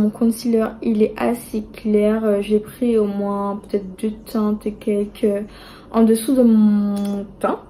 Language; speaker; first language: French; native; French